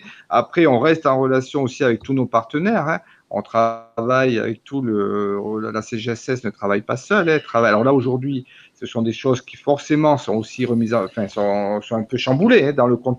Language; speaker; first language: French; native; French